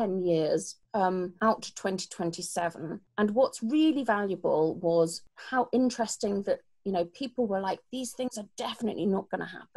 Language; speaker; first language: English; native; English